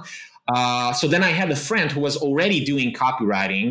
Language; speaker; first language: English; non-native, fluent; Romanian